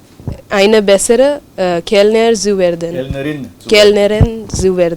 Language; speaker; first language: German; non-native, learner; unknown